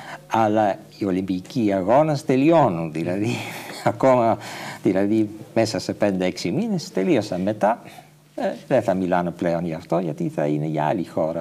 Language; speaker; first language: Greek; non-native, fluent; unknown